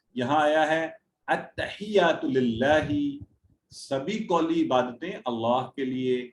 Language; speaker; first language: Urdu; native; Urdu